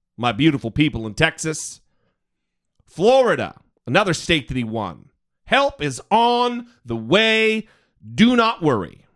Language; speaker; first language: English; native; English